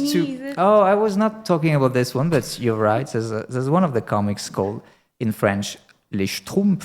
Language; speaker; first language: English; non-native, fluent; French